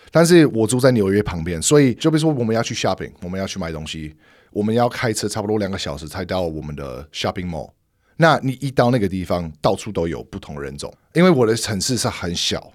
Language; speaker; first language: Chinese; non-native, fluent; English